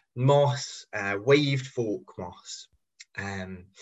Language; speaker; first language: English; native; English